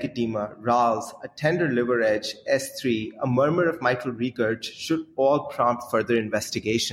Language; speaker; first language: English; non-native, local second language; Hindi